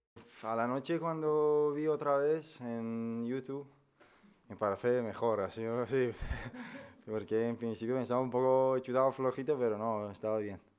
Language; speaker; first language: Spanish; non-native, fluent; Persian